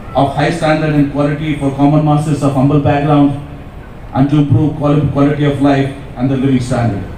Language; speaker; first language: English; non-native, local second language; Kannada